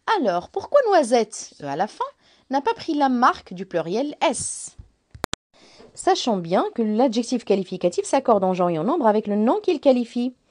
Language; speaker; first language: French; non-native, local second language; Arabic